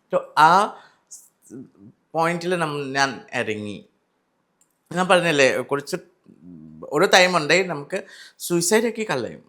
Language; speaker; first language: Malayalam; non-native, learner; Assamese